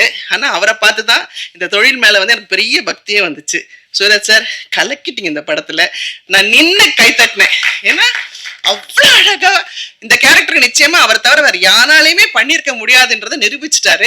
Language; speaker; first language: Tamil; native; Tamil